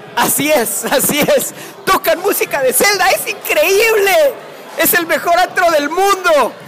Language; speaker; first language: Spanish; native; Spanish